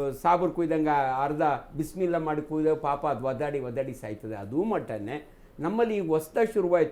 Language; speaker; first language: Kannada; native; Kannada